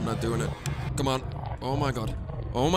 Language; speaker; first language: English; native; English